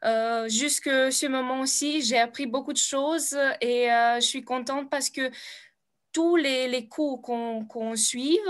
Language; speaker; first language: French; non-native, fluent; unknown